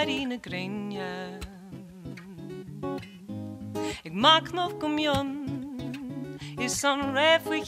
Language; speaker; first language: English; native; English